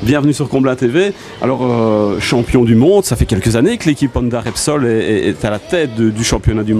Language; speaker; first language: French; native; French